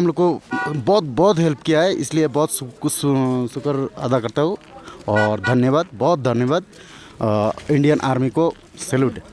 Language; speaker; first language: Hindi; non-native, local second language; Bangla